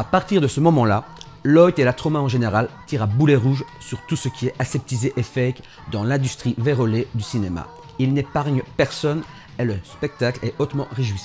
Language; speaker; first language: French; native; French